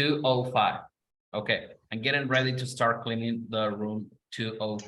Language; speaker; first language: English; non-native, fluent; Spanish